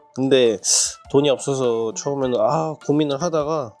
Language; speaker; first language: Korean; native; Korean